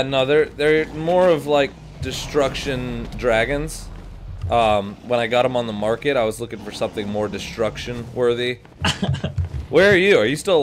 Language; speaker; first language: English; native; English